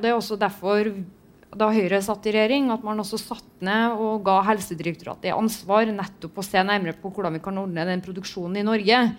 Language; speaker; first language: Norwegian; native; Norwegian